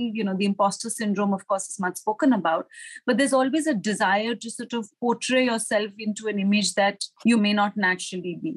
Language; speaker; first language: English; non-native, local second language; Hindi